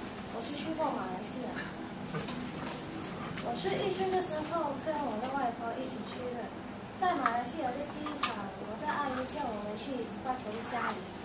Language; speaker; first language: Chinese; non-native, learner; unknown